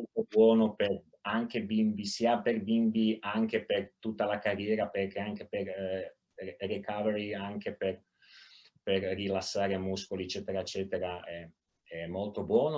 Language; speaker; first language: Italian; non-native, fluent; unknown